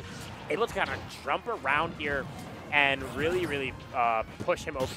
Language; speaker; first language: English; native; English